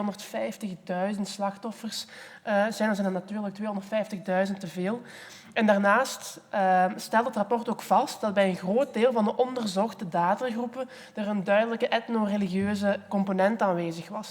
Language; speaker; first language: Dutch; native; Dutch